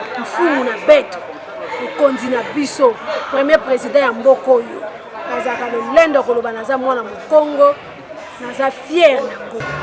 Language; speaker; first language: Lingala; non-native, local second language; Kongo